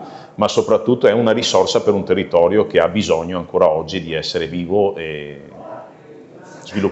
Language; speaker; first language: Italian; native; Italian